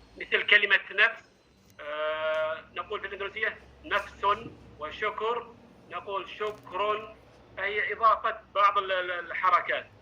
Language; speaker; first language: Arabic; non-native, fluent; Indonesian